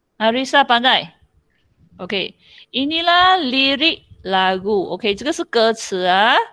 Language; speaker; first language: Malay; non-native, local second language; Chinese